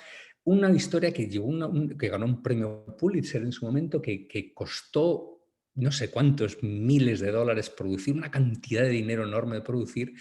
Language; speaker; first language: Spanish; native; Spanish